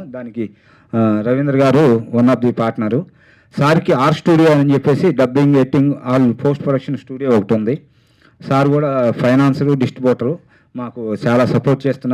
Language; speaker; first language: Telugu; native; Telugu